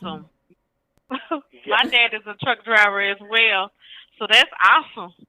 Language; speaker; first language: English; native; English